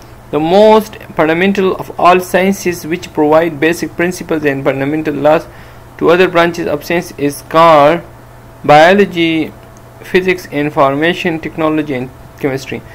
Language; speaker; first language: English; non-native, local second language; Urdu